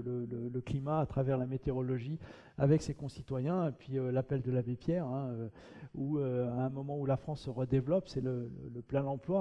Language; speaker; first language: French; native; French